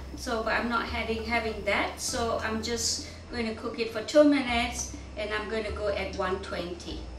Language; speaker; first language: English; non-native, local second language; Gujarati